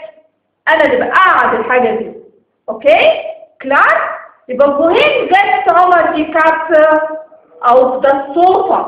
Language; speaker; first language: German; non-native, fluent; Arabic